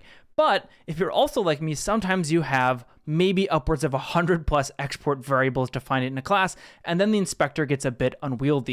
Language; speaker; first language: English; native; English